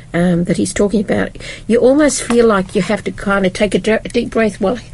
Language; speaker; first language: English; native; English